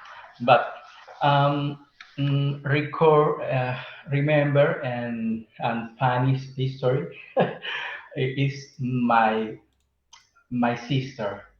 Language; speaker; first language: English; non-native, learner; Spanish